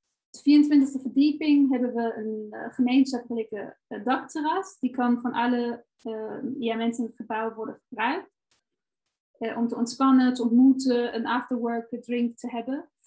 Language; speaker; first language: Dutch; non-native, fluent; German